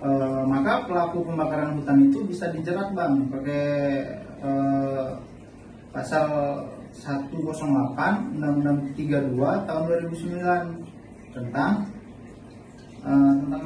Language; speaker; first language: Indonesian; native; Indonesian